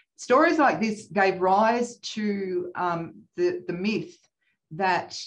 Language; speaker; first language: English; native; English